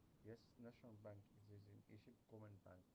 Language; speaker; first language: English; non-native, learner; Arabic